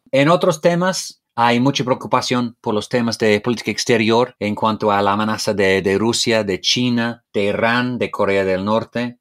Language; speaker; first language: Spanish; non-native, fluent; English